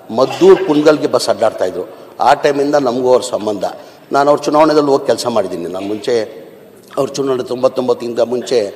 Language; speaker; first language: Kannada; non-native, local second language; Urdu